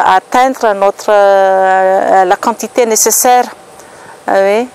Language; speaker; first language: French; non-native, local second language; Malagasy